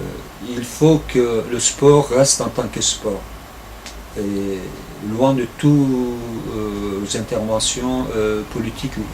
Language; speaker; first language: French; non-native, fluent; Turkish